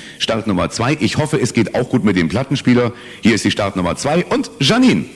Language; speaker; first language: German; native; German